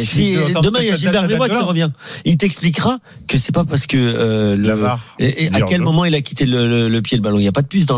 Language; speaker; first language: French; native; French